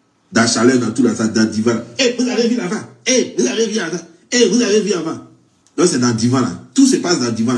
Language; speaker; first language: French; non-native, local second language; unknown